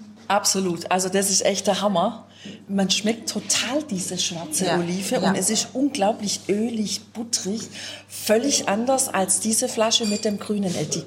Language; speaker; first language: German; native; German